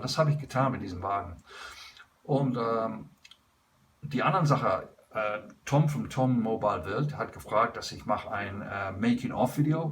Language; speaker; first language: German; non-native, learner; English